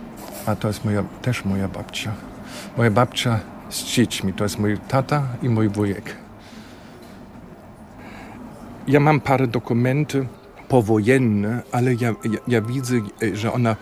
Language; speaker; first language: Polish; non-native, fluent; German